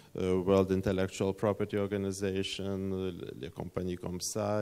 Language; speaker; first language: French; non-native, fluent; Lithuanian